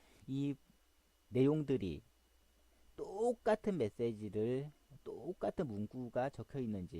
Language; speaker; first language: Korean; native; Korean